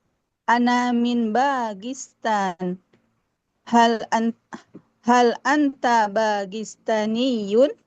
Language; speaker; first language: Arabic; non-native, learner; Indonesian